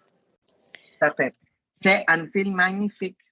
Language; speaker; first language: French; non-native, fluent; Spanish